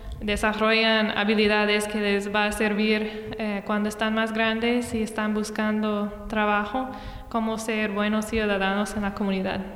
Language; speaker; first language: Spanish; non-native, fluent; English